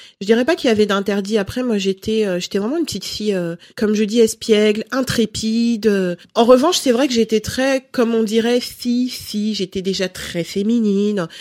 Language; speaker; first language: French; early bilingual, other home language; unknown